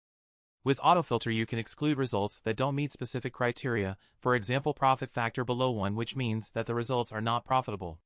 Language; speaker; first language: English; non-native, fluent; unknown